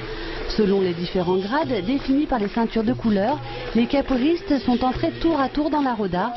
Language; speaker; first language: French; native; French